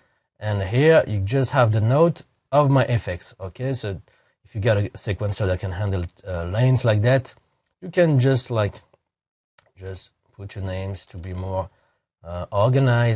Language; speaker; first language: English; non-native, fluent; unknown